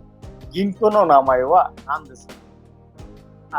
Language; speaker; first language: Japanese; non-native, fluent; Bangla